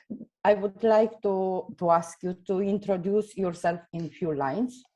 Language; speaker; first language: English; non-native, fluent; Romanian